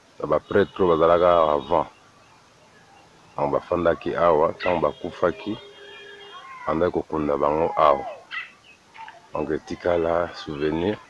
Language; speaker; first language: Lingala; native; Lingala